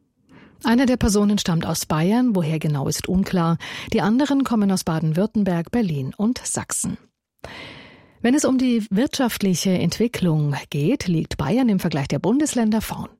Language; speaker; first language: German; native; German